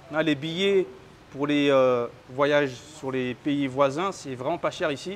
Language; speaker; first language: French; native; French